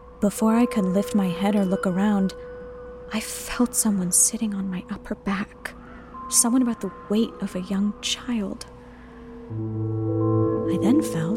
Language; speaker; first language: English; native; English